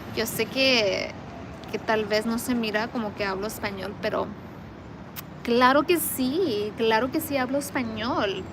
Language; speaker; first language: Spanish; early bilingual, heritage; Spanish